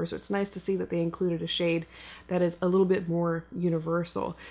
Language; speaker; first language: English; native; English